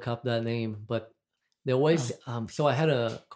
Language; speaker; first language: English; non-native, fluent; Portuguese